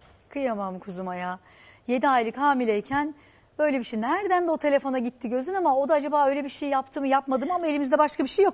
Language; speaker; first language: Turkish; native; Turkish